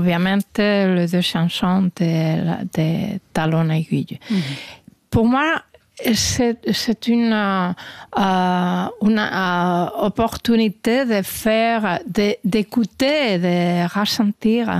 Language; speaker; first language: French; non-native, learner; Spanish